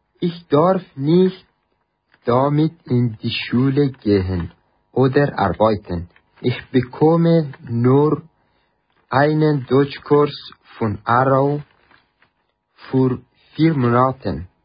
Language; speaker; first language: German; non-native, learner; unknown